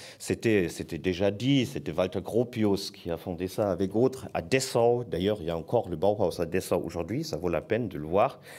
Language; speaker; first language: French; non-native, fluent; German